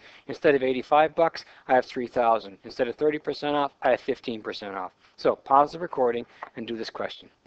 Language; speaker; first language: English; native; English